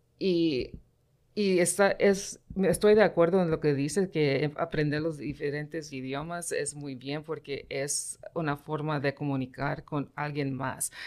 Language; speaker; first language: Spanish; early bilingual, heritage; Spanish